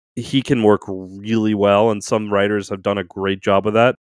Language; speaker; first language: English; native; English